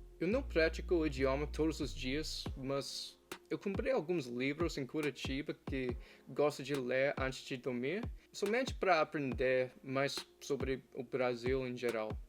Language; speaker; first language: Portuguese; non-native, fluent; English